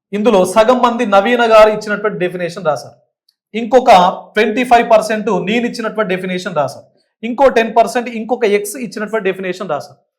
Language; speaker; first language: Telugu; native; Telugu